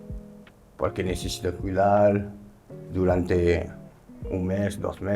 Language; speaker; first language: Spanish; non-native, learner; French